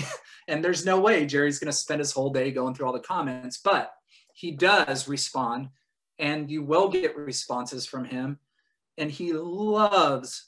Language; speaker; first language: English; native; English